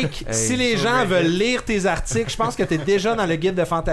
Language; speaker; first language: French; native; French